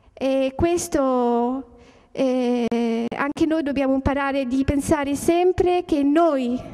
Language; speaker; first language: Italian; non-native, learner; Arabic